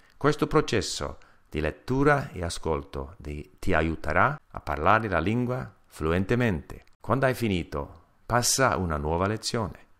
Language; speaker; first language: Italian; non-native, fluent; English